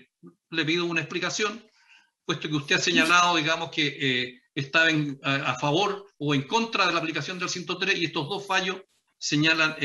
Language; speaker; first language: Spanish; native; Spanish